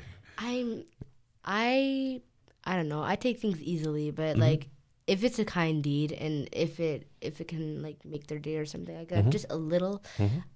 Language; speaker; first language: English; native; English